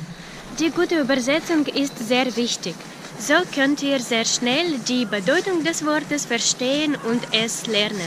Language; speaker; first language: German; non-native, fluent; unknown